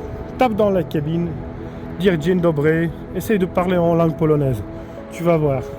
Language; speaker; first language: French; non-native, fluent; Polish